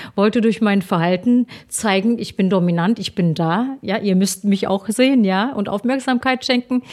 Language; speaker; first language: German; early bilingual, other home language; Turkish